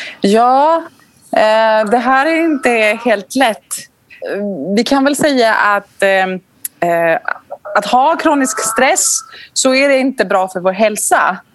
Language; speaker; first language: Swedish; non-native, fluent; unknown